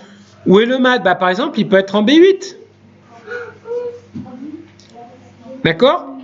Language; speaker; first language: French; native; French